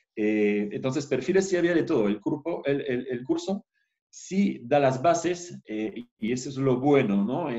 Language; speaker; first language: Spanish; non-native, fluent; French